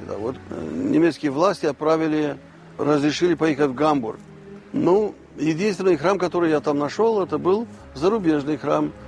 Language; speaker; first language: Russian; non-native, local second language; Romanian